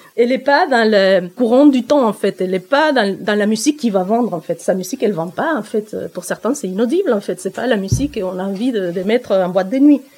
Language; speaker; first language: French; non-native, fluent; Spanish